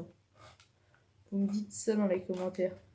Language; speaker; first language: French; native; French